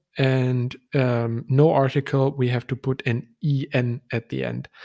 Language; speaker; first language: English; non-native, fluent; German